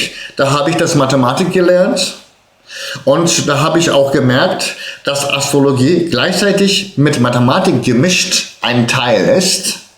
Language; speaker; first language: German; early bilingual, other home language; Turkish